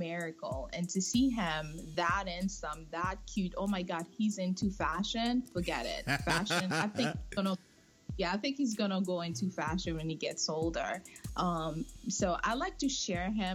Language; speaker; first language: English; non-native, fluent; Haitian Creole